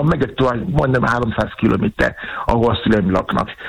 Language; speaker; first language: Hungarian; non-native, fluent; Yoruba